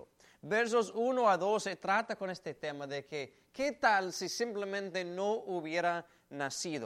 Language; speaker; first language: Spanish; native; Spanish